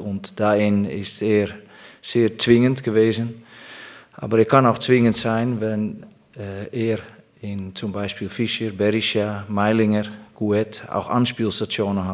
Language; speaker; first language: German; non-native, fluent; Dutch